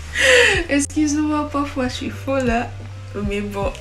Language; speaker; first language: French; non-native, learner; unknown